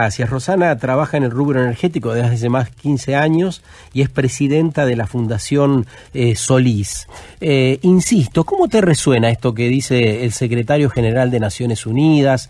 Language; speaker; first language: Spanish; native; Spanish